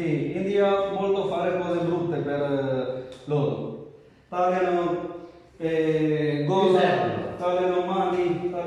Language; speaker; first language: Italian; non-native, learner; Punjabi